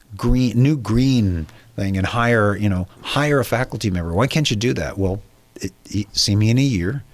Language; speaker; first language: English; native; English